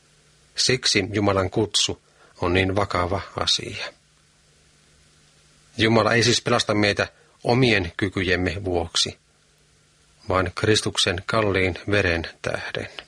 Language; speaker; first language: Finnish; native; Finnish